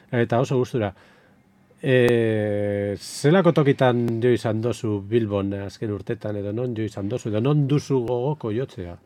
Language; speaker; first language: Basque; native; Basque